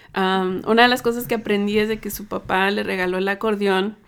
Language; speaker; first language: Spanish; early bilingual, other home language; English